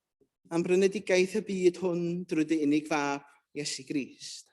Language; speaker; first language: Welsh; native; Welsh